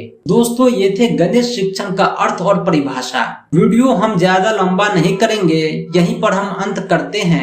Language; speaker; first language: Hindi; native; Hindi